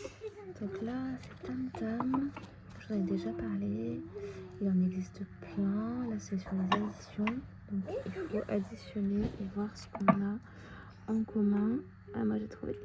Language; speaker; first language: French; native; French